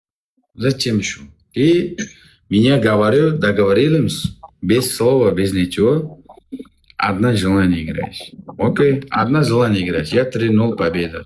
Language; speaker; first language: Russian; non-native, local second language; Uzbek